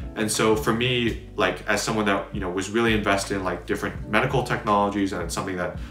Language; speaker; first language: English; native; English